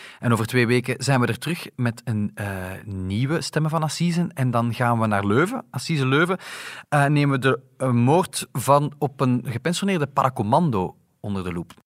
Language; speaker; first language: Dutch; native; Dutch